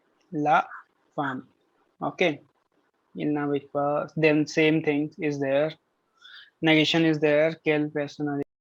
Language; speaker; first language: French; non-native, fluent; Hindi